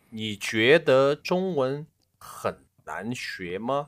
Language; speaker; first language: Chinese; non-native, learner; English